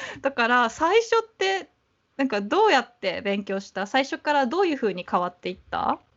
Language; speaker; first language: Japanese; native; Japanese